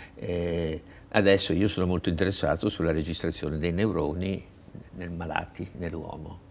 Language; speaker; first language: Italian; native; Italian